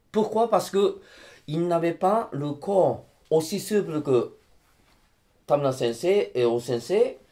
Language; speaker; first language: French; non-native, fluent; Japanese